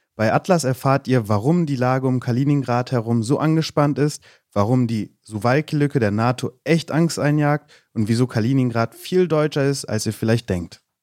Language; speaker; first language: German; native; German